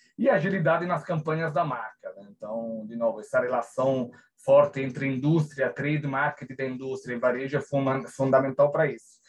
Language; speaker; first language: Portuguese; non-native, fluent; Italian